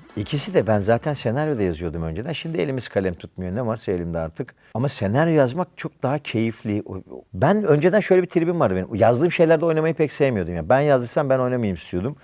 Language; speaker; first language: Turkish; native; Turkish